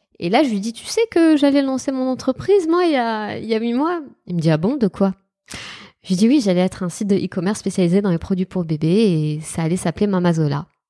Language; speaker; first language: French; non-native, local second language; Arabic